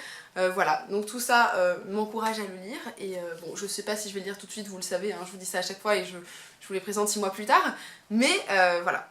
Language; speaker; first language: French; native; French